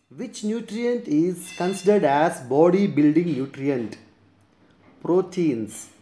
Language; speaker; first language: English; non-native, local second language; Telugu